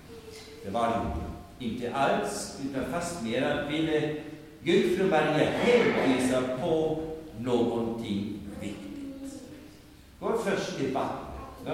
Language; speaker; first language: Swedish; non-native, fluent; German